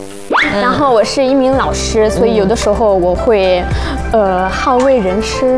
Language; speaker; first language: Chinese; non-native, fluent; Italian